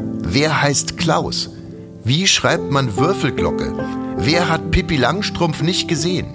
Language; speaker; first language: German; native; German